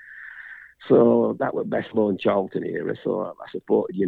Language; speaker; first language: English; native; English